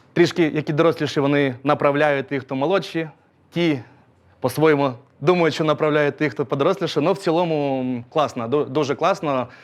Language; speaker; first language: Ukrainian; non-native, local second language; Russian